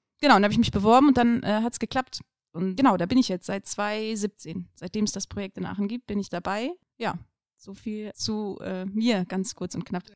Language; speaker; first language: German; native; German